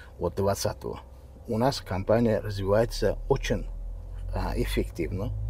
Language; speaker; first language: Russian; non-native, local second language; Uzbek